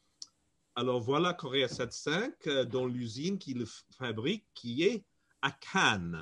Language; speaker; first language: French; non-native, fluent; English